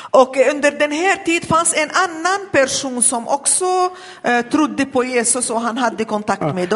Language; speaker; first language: Swedish; non-native, fluent; Arabic